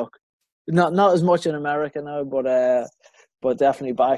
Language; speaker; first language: English; native; English